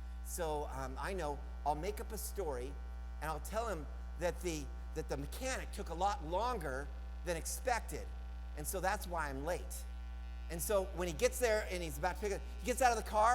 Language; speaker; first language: English; native; English